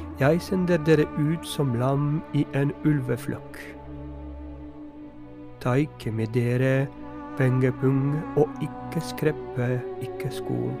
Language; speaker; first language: Norwegian; non-native, fluent; Polish